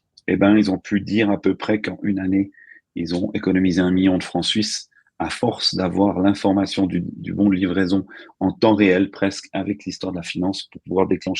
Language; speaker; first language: French; native; French